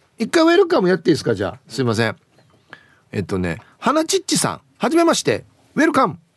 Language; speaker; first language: Japanese; native; Japanese